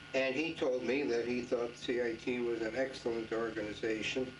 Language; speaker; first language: English; native; English